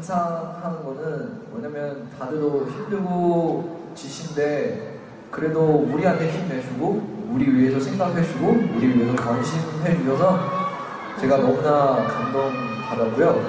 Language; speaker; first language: Korean; non-native, fluent; Chinese